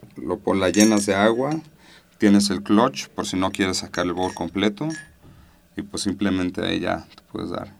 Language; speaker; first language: Spanish; native; Spanish